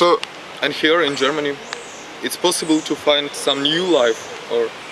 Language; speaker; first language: English; non-native, learner; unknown